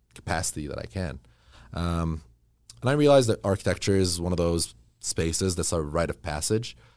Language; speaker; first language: English; early bilingual, other home language; Arabic